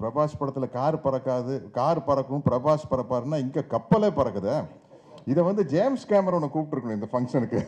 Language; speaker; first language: Tamil; native; Tamil